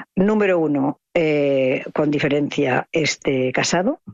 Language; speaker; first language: Spanish; non-native, local second language; Catalan